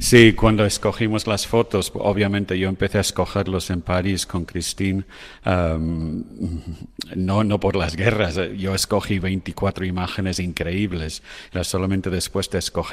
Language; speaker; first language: Spanish; non-native, fluent; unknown